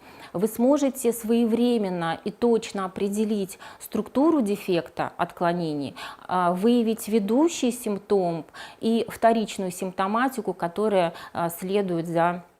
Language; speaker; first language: Russian; native; Russian